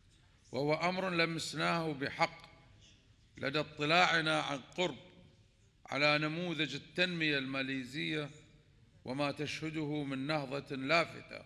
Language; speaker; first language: Arabic; native; Arabic